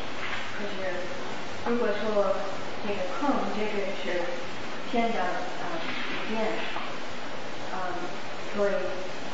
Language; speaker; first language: Chinese; non-native, learner; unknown